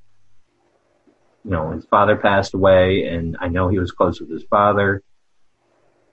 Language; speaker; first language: English; native; English